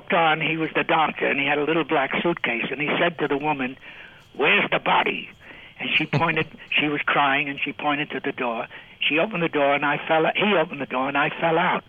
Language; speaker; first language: English; native; English